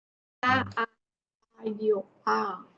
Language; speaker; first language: English; non-native, learner; Vietnamese